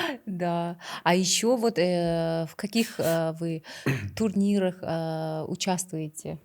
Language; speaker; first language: Russian; non-native, local second language; Kazakh